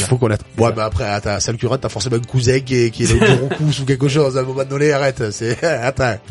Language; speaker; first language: French; native; French